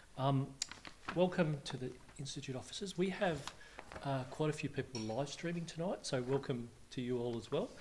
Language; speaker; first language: English; native; English